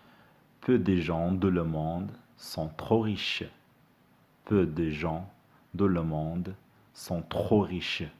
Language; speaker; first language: French; non-native, fluent; Arabic